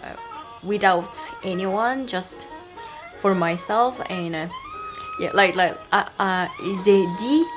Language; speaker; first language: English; non-native, learner; Korean